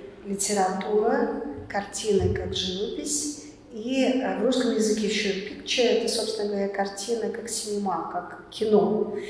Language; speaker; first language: Russian; native; Russian